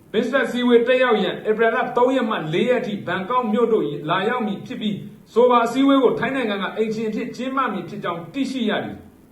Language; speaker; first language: Burmese; native; Burmese